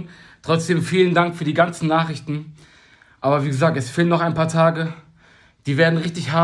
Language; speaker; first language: German; early bilingual, other home language; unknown